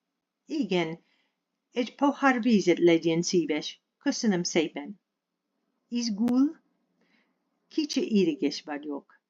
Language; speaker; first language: Hungarian; non-native, learner; English